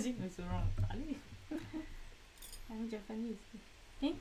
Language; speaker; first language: English; non-native, learner; Japanese